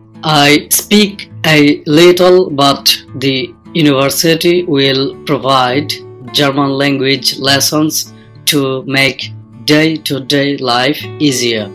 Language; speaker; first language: English; non-native, fluent; Bangla